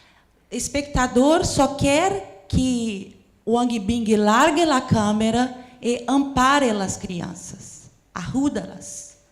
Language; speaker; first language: Portuguese; non-native, learner; Spanish